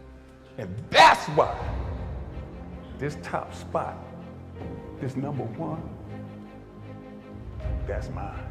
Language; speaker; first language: English; native; English